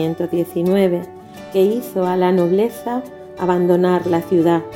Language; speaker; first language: Spanish; native; Spanish